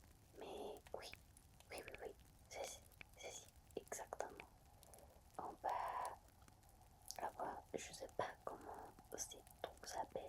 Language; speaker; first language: French; non-native, fluent; Spanish